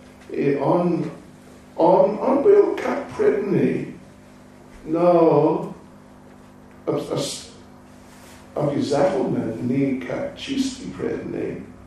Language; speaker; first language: Russian; non-native, learner; English